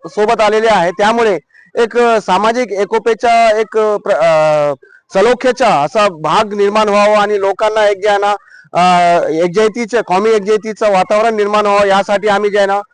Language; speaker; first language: Marathi; non-native, local second language; Urdu